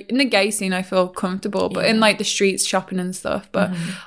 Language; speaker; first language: English; native; English